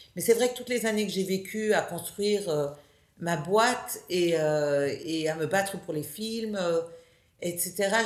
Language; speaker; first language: French; native; French